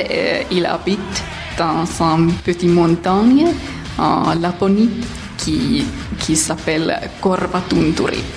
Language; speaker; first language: French; non-native, fluent; Finnish